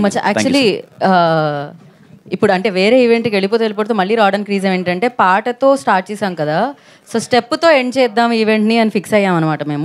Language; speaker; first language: Telugu; native; Telugu